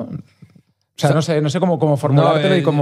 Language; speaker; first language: Spanish; native; Spanish